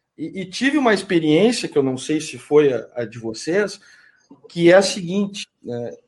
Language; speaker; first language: Portuguese; native; Portuguese